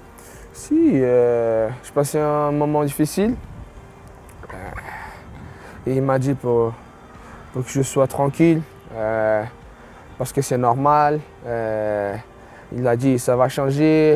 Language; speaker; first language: French; non-native, fluent; Portuguese